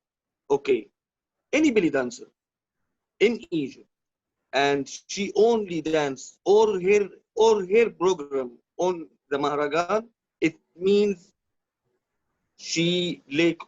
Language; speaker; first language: English; non-native, learner; Arabic